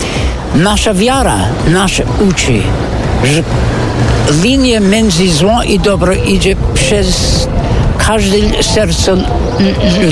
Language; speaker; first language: Polish; non-native, fluent; English